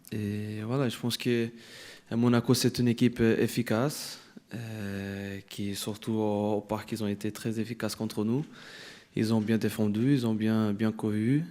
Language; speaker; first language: French; non-native, fluent; Portuguese